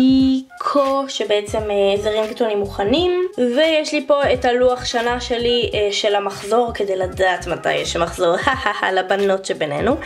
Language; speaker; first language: Hebrew; native; Hebrew